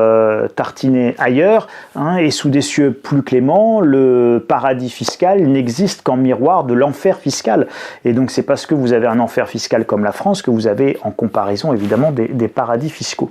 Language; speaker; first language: French; native; French